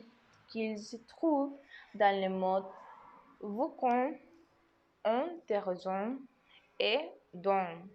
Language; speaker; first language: French; non-native, learner; Spanish